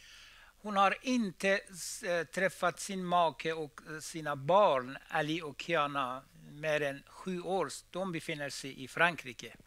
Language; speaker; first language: Swedish; non-native, fluent; Persian